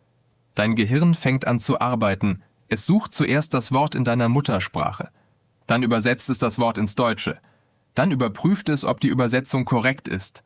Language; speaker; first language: German; non-native, fluent; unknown